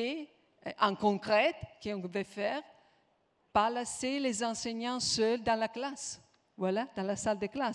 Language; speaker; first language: French; non-native, fluent; Italian